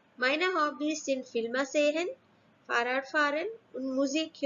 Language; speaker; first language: German; non-native, fluent; Hindi